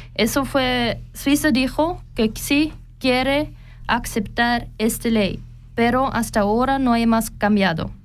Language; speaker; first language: Spanish; non-native, learner; German